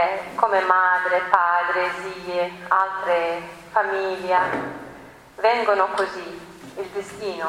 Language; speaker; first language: Italian; non-native, learner; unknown